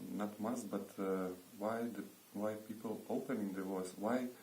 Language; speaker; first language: English; non-native, learner; Lithuanian